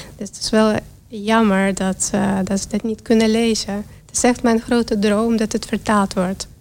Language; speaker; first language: Dutch; non-native, fluent; Russian